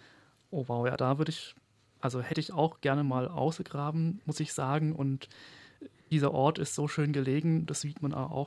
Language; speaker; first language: German; native; German